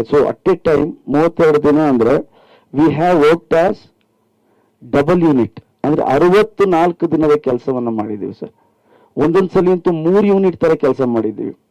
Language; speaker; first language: Kannada; native; Kannada